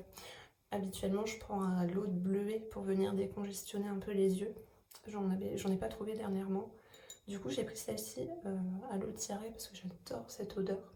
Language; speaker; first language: French; native; French